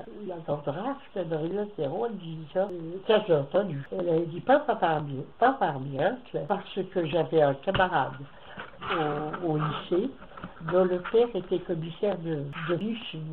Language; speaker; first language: French; native; French